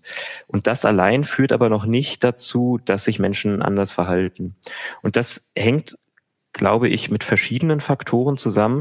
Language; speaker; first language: German; native; German